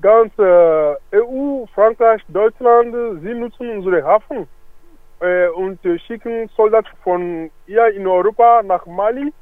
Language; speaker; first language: German; non-native, learner; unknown